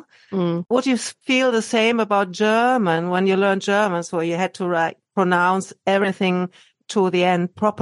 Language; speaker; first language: English; non-native, fluent; German